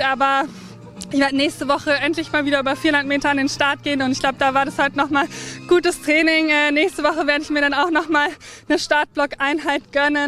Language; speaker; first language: German; native; German